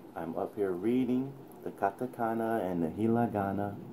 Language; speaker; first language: English; native; English